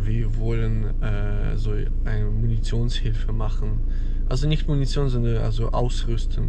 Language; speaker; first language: German; non-native, fluent; Ukrainian